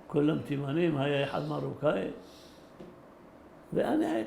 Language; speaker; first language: Hebrew; early bilingual, other home language; Arabic